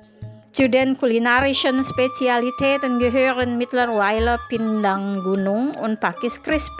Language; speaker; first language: German; non-native, fluent; Indonesian